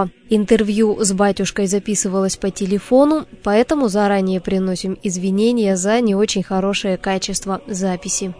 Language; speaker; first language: Russian; native; Russian